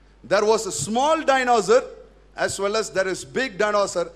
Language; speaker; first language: English; non-native, local second language; Tamil